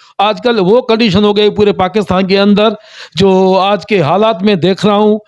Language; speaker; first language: Urdu; non-native, local second language; Sindhi